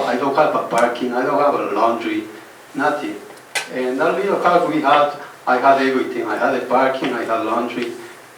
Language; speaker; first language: English; non-native, fluent; Spanish